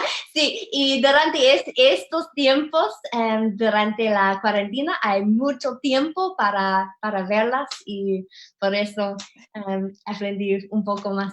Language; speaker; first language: Spanish; non-native, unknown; English